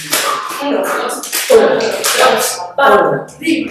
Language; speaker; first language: Spanish; early bilingual, other home language; Portuguese